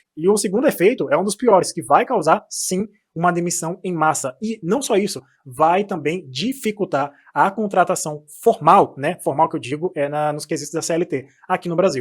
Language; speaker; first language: Portuguese; native; Portuguese